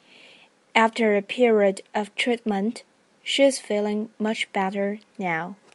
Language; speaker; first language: English; non-native, fluent; Chinese